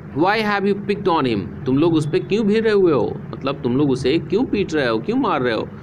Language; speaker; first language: Hindi; native; Hindi